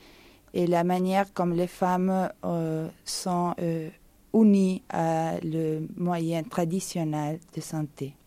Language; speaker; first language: French; non-native, fluent; Spanish